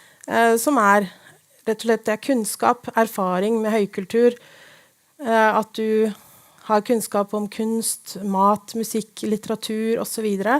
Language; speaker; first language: Norwegian; native; Norwegian